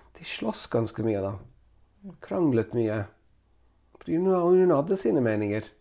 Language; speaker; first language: Norwegian; non-native, fluent; Italian